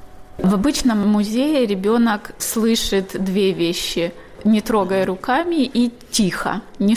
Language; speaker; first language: Russian; native; Russian